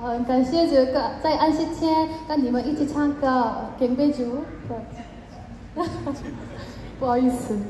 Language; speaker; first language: Chinese; non-native, learner; Korean